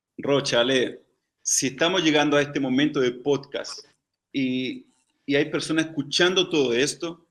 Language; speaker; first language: Spanish; non-native, fluent; Portuguese